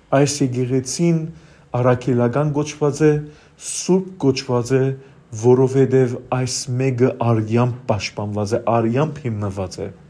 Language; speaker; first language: Armenian; native; Armenian